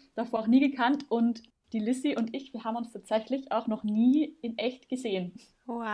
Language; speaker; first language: German; native; German